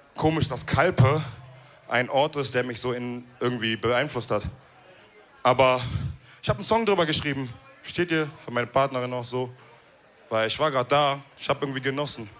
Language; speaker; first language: German; early bilingual, other home language; Wolof